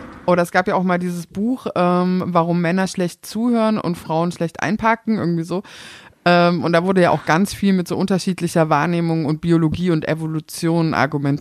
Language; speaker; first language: German; native; German